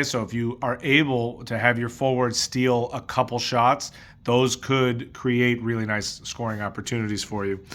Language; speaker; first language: English; native; English